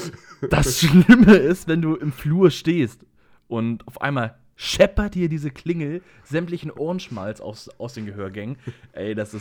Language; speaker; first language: German; native; German